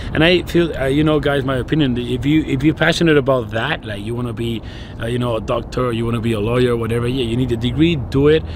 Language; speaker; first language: English; non-native, fluent; Spanish